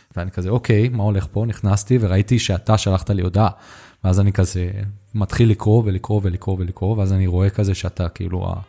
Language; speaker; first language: Hebrew; native; Hebrew